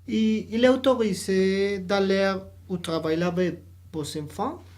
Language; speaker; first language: French; non-native, learner; Spanish